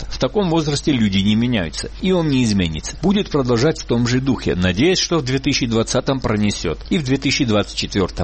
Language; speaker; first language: Russian; native; Russian